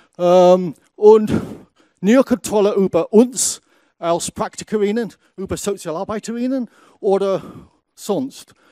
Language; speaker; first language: German; non-native, fluent; English